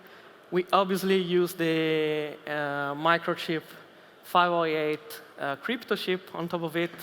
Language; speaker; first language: English; non-native, fluent; Italian